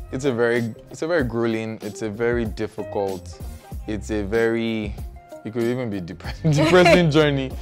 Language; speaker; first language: English; non-native, local second language; Yoruba